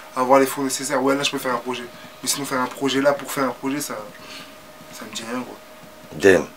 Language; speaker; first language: French; native; French